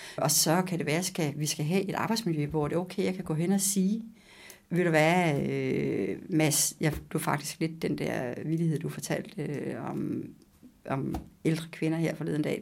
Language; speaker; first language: Danish; native; Danish